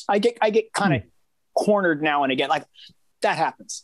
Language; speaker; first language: English; native; English